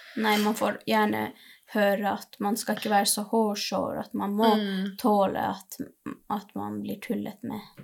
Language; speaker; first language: Norwegian; non-native, local second language; Northern Sami